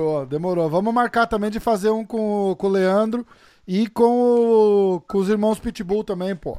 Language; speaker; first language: Portuguese; native; Portuguese